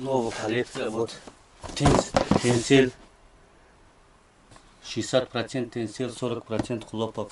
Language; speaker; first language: Russian; non-native, learner; Turkish